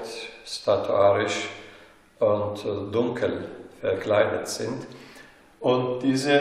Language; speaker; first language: German; non-native, fluent; Turkish